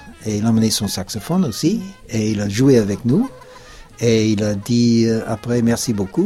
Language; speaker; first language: French; non-native, fluent; English